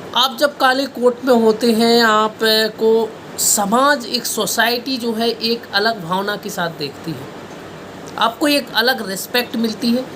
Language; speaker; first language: Hindi; native; Hindi